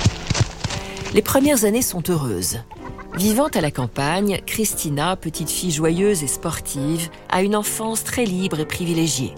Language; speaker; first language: French; native; French